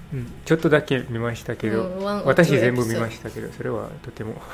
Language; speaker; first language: Japanese; non-native, learner; English